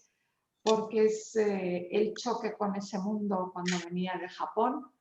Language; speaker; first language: Spanish; native; Spanish